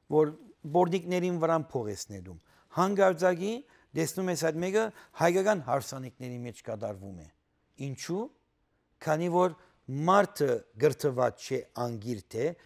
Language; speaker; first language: Armenian; early bilingual, heritage; Armenian